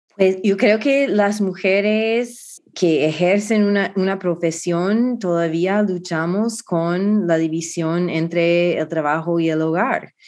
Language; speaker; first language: Spanish; non-native, fluent; English